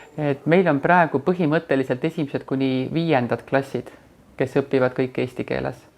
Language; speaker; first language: Estonian; non-native, local second language; Russian